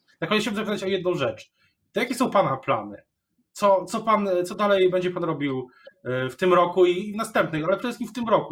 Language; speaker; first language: Polish; native; Polish